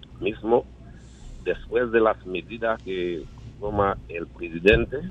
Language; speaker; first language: Spanish; non-native, learner; Haitian Creole